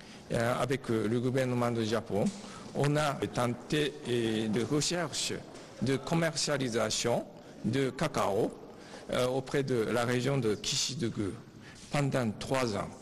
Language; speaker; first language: French; non-native, learner; Japanese